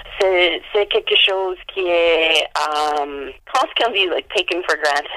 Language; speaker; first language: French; non-native, learner; English